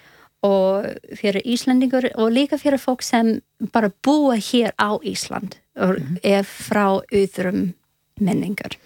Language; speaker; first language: Icelandic; non-native, learner; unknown